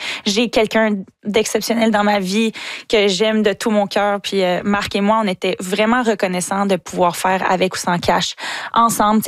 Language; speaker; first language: French; native; French